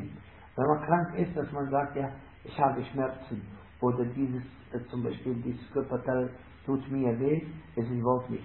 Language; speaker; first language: German; non-native, fluent; Arabic